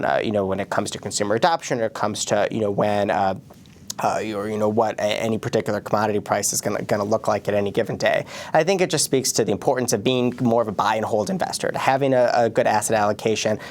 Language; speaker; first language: English; native; English